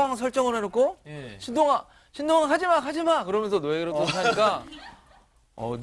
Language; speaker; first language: Korean; native; Korean